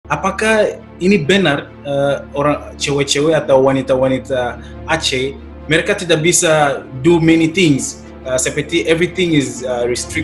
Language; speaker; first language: Indonesian; non-native, learner; English